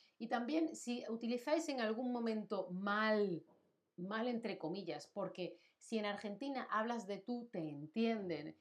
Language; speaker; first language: Spanish; native; Spanish